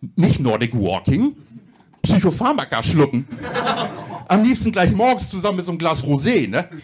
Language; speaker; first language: German; native; German